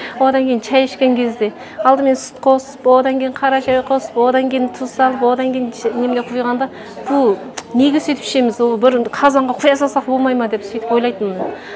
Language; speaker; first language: Kazakh; non-native, local second language; Uyghur